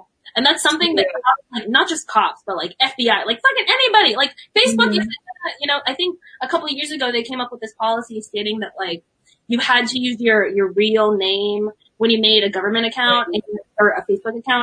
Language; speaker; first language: English; native; English